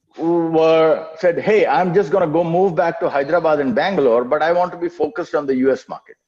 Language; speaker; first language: English; non-native, local second language; Telugu